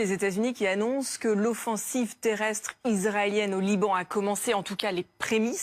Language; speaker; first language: French; native; French